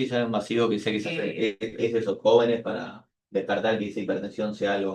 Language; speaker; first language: Spanish; native; Spanish